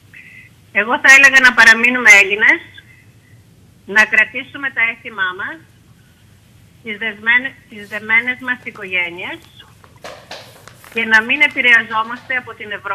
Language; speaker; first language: Greek; early bilingual, heritage; Greek